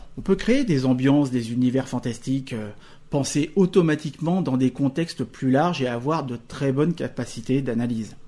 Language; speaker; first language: French; native; French